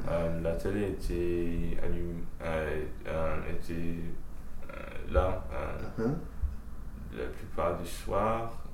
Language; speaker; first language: French; early bilingual, heritage; French